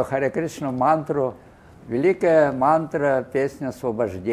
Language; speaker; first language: Russian; native; Russian